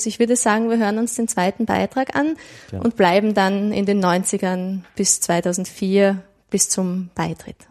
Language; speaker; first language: German; native; German